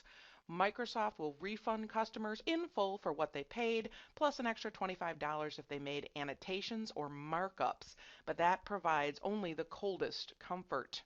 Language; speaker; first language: English; native; English